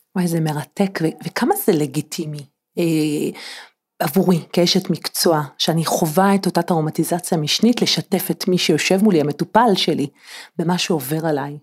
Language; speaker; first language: Hebrew; native; Hebrew